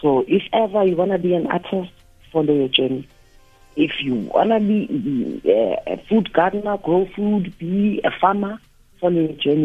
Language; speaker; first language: English; non-native, local second language; Zulu